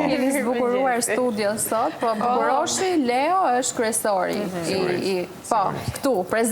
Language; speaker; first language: Albanian; native; Albanian